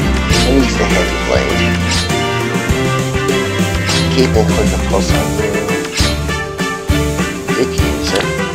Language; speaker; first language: English; native; English